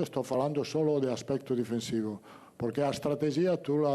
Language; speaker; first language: Portuguese; non-native, learner; Italian